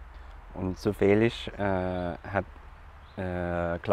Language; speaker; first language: German; non-native, fluent; English